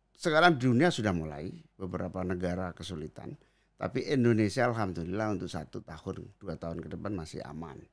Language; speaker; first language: Indonesian; native; Indonesian